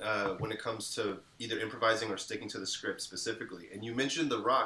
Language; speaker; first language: English; native; English